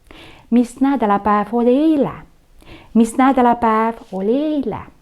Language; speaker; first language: Estonian; non-native, local second language; Russian